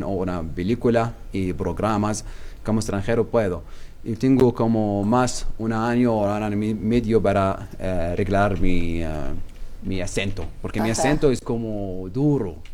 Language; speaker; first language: Spanish; non-native, learner; Arabic